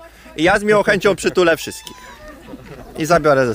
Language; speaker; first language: Polish; native; Polish